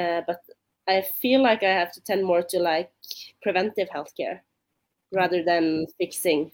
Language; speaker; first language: English; non-native, fluent; Norwegian